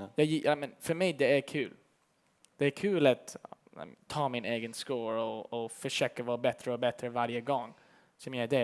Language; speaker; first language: Swedish; early bilingual, heritage; English